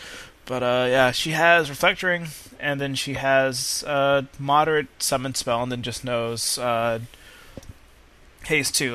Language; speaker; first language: English; native; English